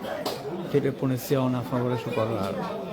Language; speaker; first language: Italian; native; Italian